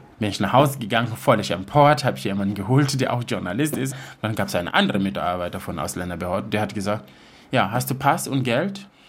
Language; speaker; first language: German; non-native, fluent; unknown